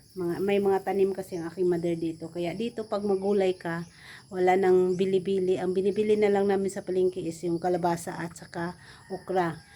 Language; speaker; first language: Filipino; native; Filipino